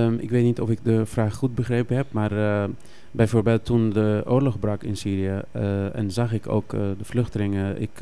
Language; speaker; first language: Dutch; non-native, fluent; Arabic